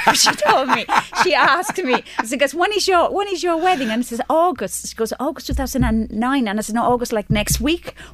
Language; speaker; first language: English; non-native, fluent; Spanish